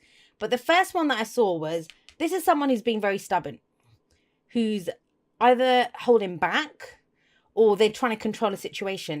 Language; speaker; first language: English; native; English